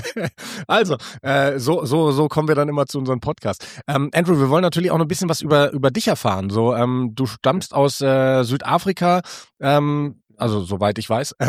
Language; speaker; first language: German; native; German